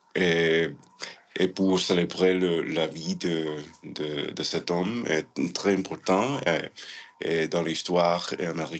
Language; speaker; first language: French; non-native, learner; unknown